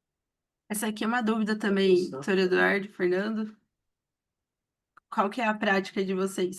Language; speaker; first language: Portuguese; native; Portuguese